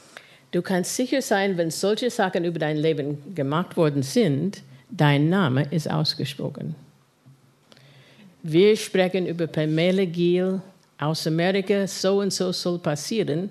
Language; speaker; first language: German; non-native, fluent; English